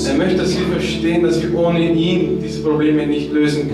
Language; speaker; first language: German; non-native, fluent; Romanian